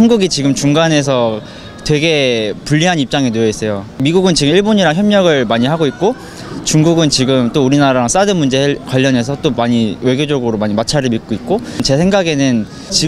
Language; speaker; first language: Korean; native; Korean